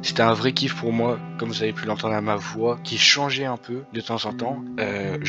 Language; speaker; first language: French; native; French